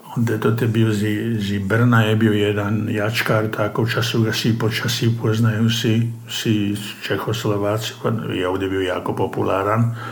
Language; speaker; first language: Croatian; native; Croatian